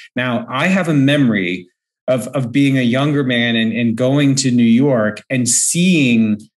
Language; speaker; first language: English; native; English